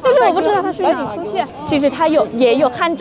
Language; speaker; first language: Chinese; non-native, fluent; Thai